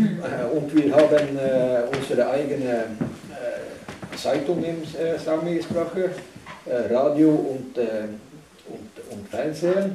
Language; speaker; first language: German; non-native, learner; Northern Sami